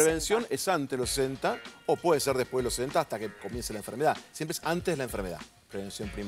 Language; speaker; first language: Spanish; native; Spanish